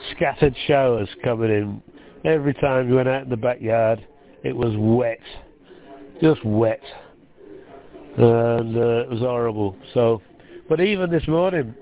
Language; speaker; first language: English; native; English